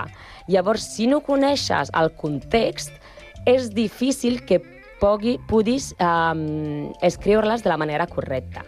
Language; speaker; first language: Catalan; non-native, learner; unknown